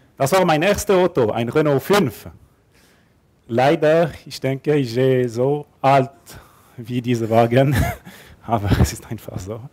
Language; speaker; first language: German; non-native, local second language; French